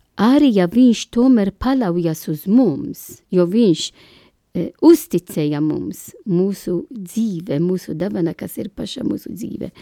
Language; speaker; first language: Latvian; non-native, learner; Italian